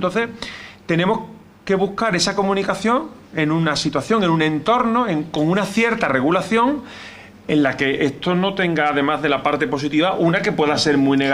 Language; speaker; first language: Spanish; native; Spanish